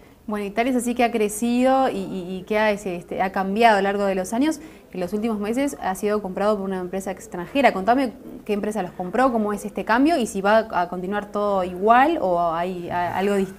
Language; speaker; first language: Spanish; native; Spanish